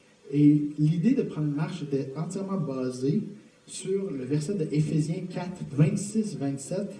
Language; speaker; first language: French; native; French